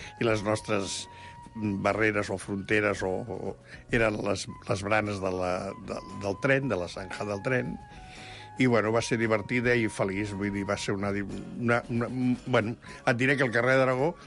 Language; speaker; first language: Catalan; native; Catalan